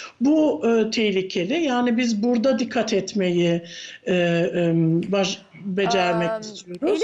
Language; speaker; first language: Turkish; early bilingual, heritage; Turkish